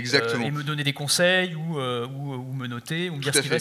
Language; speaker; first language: French; native; French